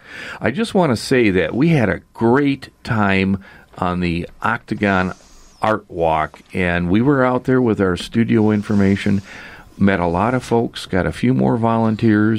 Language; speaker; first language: English; native; English